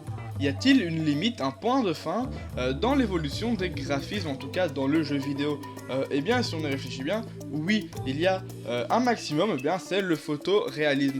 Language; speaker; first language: French; native; French